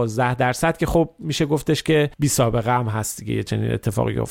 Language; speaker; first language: Persian; native; Persian